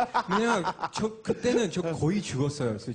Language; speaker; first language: Korean; non-native, learner; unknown